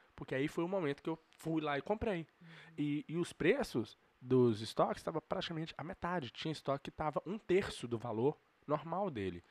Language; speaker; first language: Portuguese; native; Portuguese